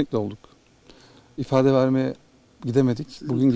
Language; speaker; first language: Turkish; native; Turkish